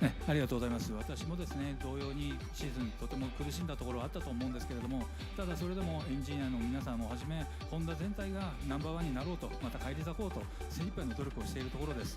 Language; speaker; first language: Japanese; native; Japanese